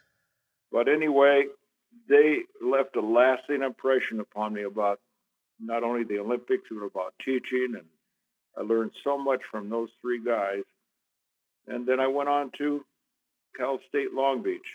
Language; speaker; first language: English; native; English